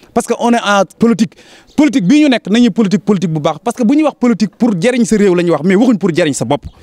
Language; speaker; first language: Wolof; native; Wolof